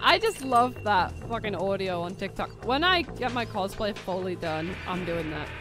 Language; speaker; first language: English; native; English